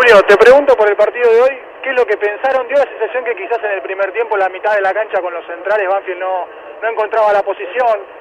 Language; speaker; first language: Spanish; native; Spanish